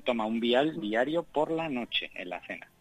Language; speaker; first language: Spanish; native; Spanish